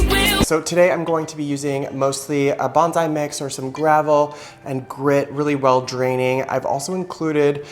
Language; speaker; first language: English; native; English